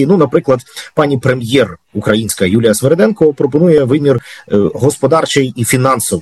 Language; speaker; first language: Ukrainian; native; Ukrainian